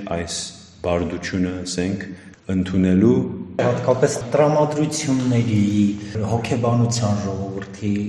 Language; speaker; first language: Armenian; native; Armenian